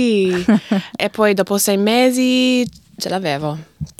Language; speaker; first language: Italian; non-native, fluent; English